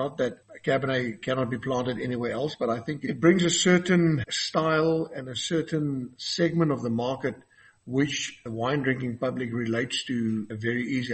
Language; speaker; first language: English; non-native, local second language; Afrikaans